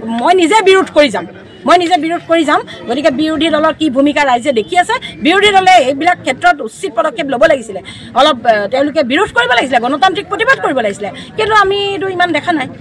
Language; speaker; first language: Assamese; native; Assamese